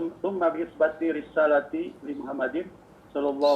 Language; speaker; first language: Arabic; non-native, fluent; Indonesian